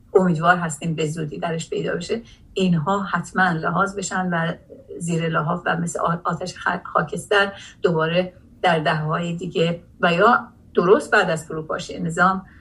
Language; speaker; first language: Persian; non-native, local second language; Azerbaijani